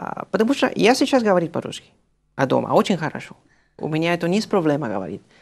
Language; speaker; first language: Russian; non-native, learner; Spanish